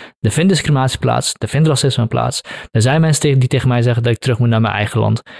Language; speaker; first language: Dutch; early bilingual, other home language; Kurdish